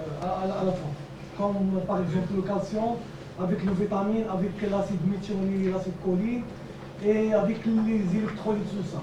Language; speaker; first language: French; non-native, local second language; Arabic